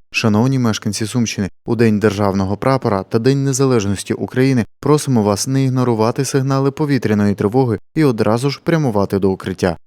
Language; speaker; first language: Ukrainian; native; Ukrainian